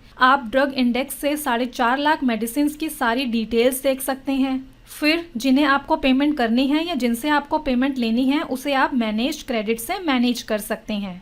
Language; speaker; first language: Hindi; native; Hindi